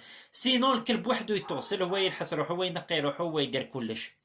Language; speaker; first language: Arabic; native; Arabic